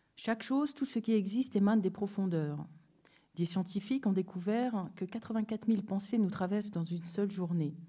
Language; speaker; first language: French; native; French